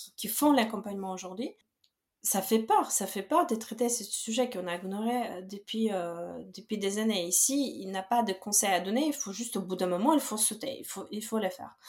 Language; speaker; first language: French; non-native, fluent; Russian